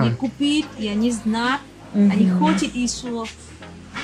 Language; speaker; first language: Russian; non-native, learner; Vietnamese